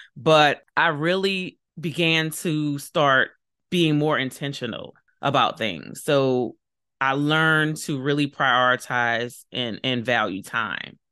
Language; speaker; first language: English; native; English